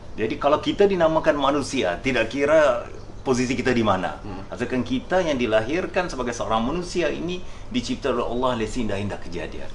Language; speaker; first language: Malay; native; Malay